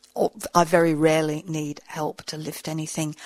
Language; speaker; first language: English; native; English